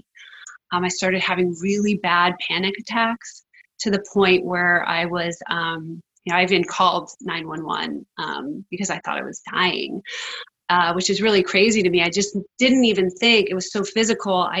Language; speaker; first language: English; native; English